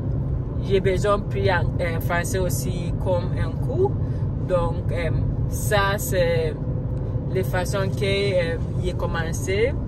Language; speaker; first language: French; non-native, learner; Akan